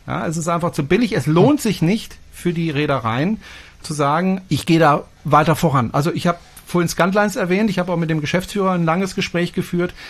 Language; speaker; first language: German; non-native, fluent; French